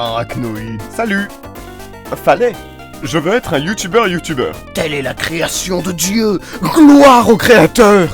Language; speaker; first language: French; native; French